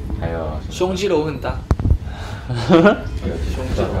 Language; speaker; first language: Chinese; non-native, learner; Korean